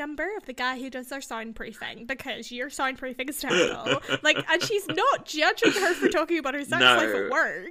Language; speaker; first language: English; native; English